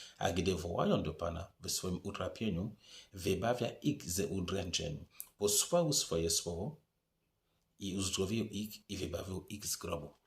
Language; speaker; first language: Polish; non-native, fluent; French